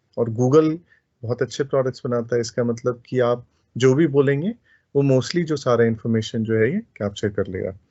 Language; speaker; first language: Hindi; native; Hindi